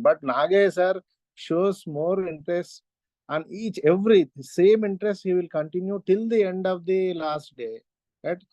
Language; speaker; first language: English; non-native, local second language; Telugu